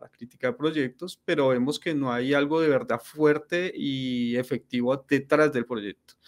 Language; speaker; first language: Spanish; native; Spanish